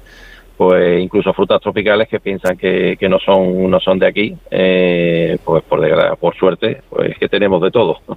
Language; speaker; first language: Spanish; native; Spanish